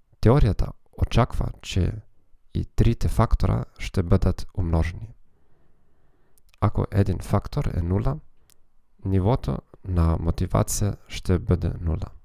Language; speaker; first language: Macedonian; non-native, learner; German